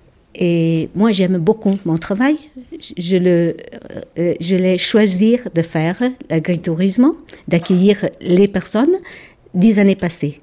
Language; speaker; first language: French; non-native, local second language; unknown